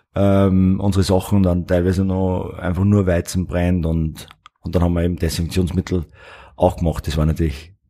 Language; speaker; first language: German; native; German